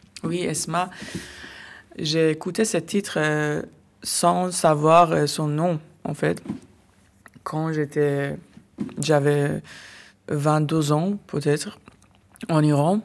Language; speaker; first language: French; non-native, learner; Persian